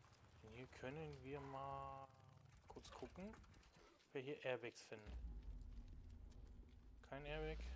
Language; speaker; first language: German; native; German